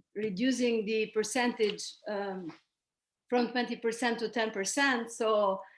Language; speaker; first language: English; non-native, fluent; Albanian